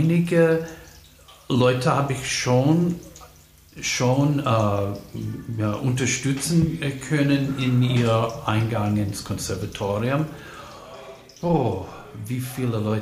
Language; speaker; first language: German; non-native, fluent; English